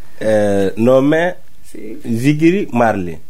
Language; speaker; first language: Italian; non-native, learner; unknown